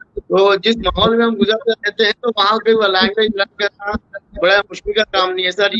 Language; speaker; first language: Hindi; non-native, local second language; Urdu